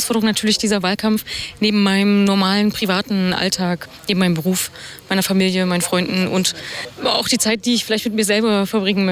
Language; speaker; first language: German; native; German